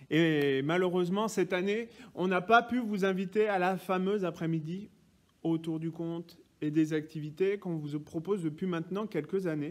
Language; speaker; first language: French; native; French